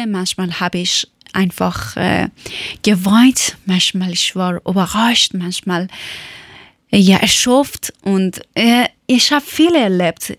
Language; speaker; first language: German; non-native, learner; Persian